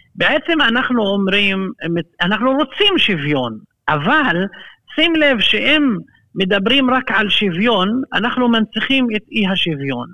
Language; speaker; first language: Hebrew; non-native, local second language; Arabic